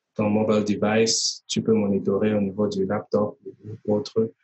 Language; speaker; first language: French; native; French